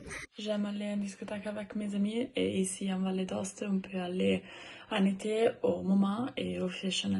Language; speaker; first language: French; non-native, local second language; Italian